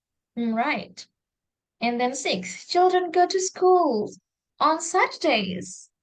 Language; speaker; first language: English; non-native, fluent; Indonesian